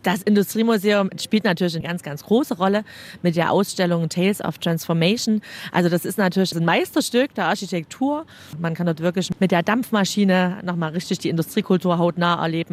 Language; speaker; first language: German; native; German